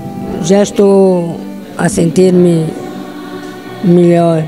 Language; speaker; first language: Portuguese; non-native, local second language; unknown